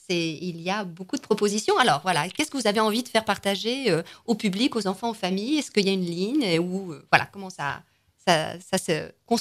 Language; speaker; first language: French; native; French